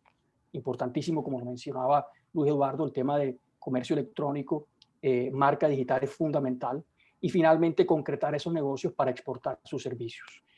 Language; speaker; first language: Spanish; native; Spanish